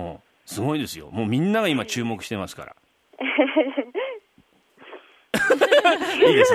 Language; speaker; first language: Japanese; native; Japanese